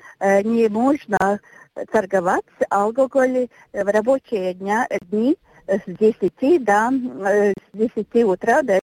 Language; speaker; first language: Russian; non-native, local second language; Latvian